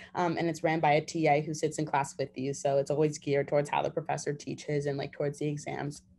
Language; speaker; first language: English; native; English